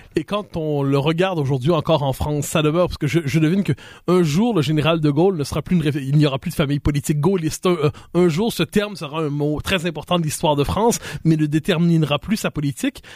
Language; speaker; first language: French; native; French